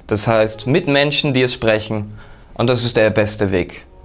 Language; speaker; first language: German; native; German